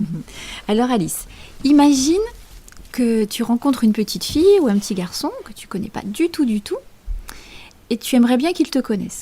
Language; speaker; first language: French; native; French